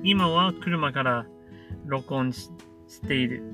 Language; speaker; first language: Japanese; non-native, learner; English